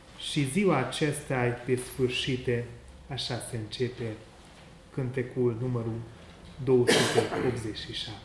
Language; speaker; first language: Romanian; non-native, local second language; Hungarian